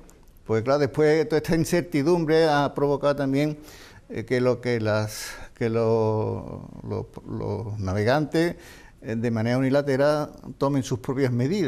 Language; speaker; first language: Spanish; native; Spanish